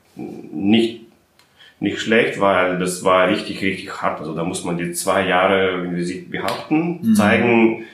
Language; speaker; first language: German; non-native, fluent; Russian